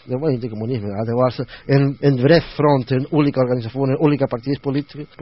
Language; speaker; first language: Swedish; non-native, learner; Spanish